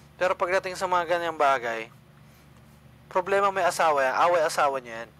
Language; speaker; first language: Filipino; non-native, local second language; Cebuano